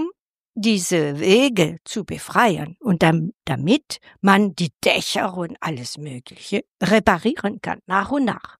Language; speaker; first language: German; non-native, fluent; French